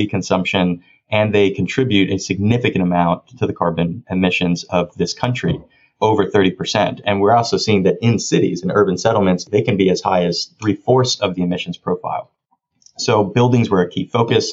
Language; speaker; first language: English; native; English